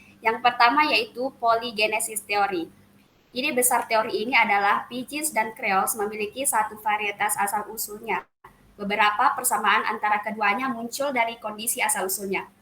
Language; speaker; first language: Indonesian; native; Indonesian